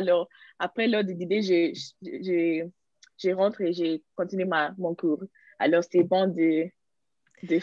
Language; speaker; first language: French; non-native, learner; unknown